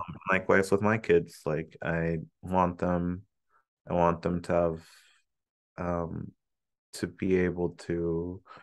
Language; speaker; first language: English; early bilingual, other home language; Spanish